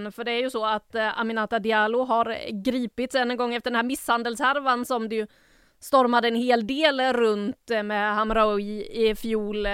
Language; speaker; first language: Swedish; native; Swedish